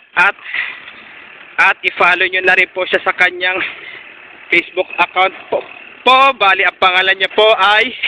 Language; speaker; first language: Filipino; native; Filipino